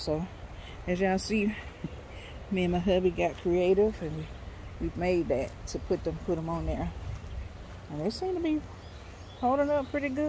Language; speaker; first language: English; native; English